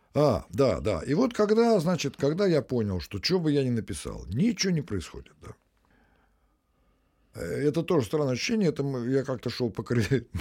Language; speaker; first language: Russian; native; Russian